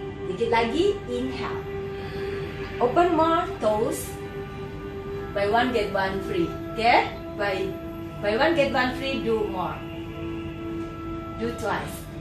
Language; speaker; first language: English; non-native, learner; Indonesian